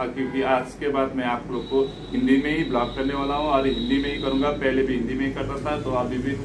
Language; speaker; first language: Hindi; non-native, local second language; Nepali